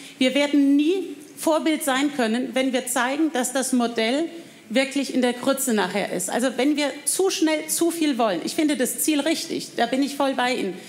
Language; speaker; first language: German; native; German